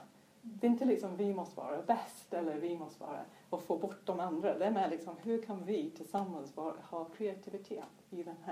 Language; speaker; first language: Swedish; non-native, fluent; English